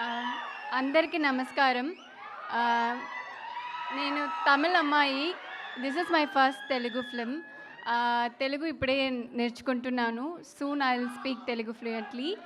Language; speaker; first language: Telugu; non-native, learner; Tamil